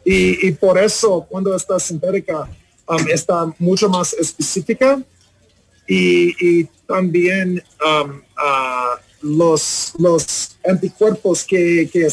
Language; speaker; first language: Spanish; non-native, learner; English